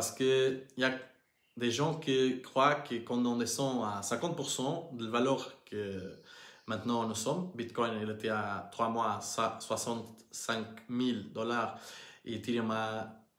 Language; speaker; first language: French; non-native, learner; Portuguese